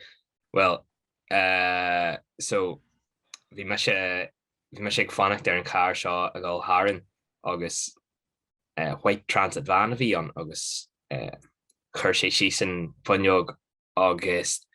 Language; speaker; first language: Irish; non-native, local second language; English